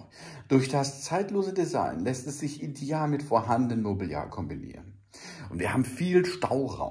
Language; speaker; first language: German; native; German